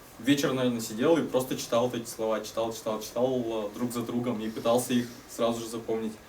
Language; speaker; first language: Russian; native; Russian